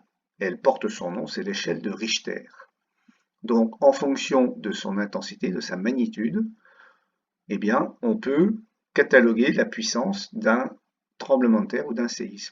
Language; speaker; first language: French; native; French